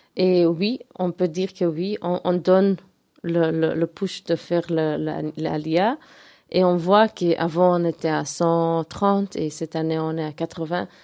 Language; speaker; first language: French; non-native, local second language; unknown